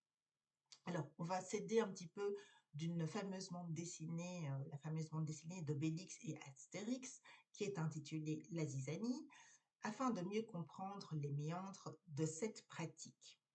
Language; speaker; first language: French; native; French